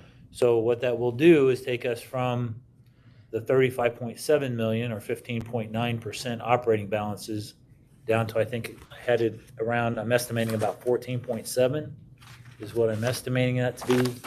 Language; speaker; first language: English; native; English